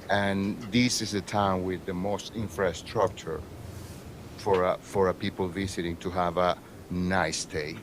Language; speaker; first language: English; non-native, fluent; Spanish